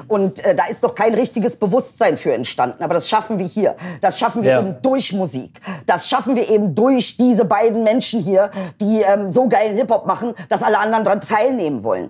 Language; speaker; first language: German; early bilingual, other home language; Turkish